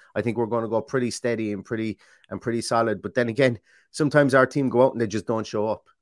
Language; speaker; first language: English; native; English